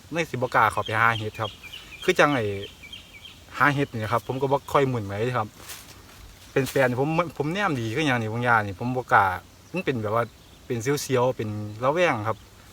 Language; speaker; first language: Thai; native; Thai